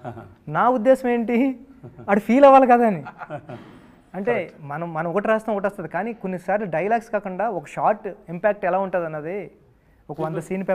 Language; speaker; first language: Telugu; native; Telugu